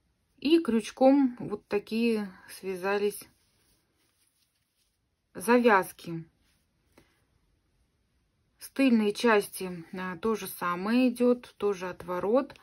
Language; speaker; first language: Russian; native; Russian